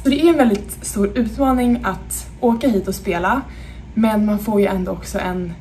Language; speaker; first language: Swedish; native; Swedish